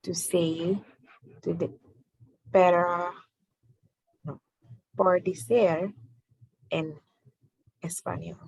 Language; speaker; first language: Spanish; non-native, learner; English